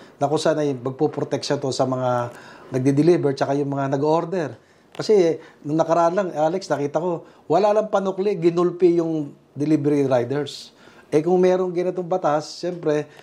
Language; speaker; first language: Filipino; native; Filipino